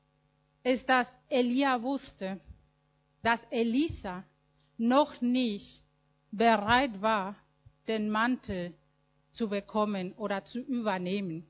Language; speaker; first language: German; non-native, fluent; Spanish